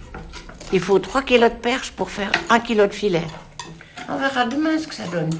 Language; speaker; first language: French; native; French